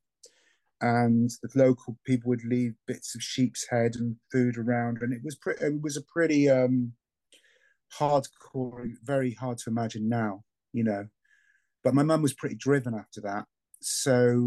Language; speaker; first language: English; native; English